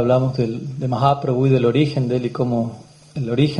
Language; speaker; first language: Spanish; non-native, learner; English